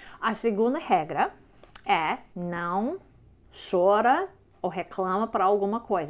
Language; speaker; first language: Portuguese; non-native, learner; English